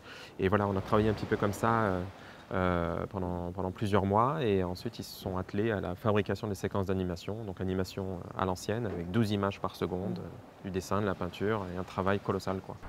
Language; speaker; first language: French; native; French